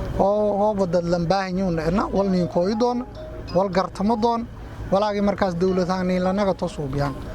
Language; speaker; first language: Somali; non-native, local second language; Maay